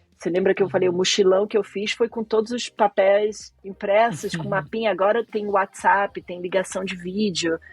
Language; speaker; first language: Portuguese; early bilingual, other home language; Spanish